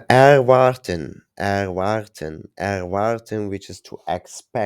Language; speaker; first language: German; non-native, learner; Turkish